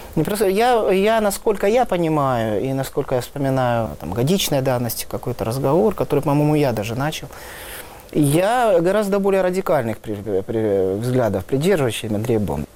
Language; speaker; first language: Russian; native; Russian